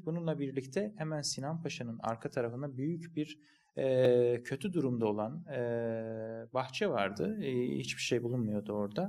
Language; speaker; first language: Turkish; native; Turkish